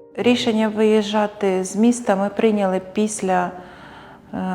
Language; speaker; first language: Ukrainian; native; Ukrainian